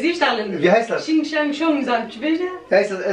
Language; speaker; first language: German; early bilingual, other home language; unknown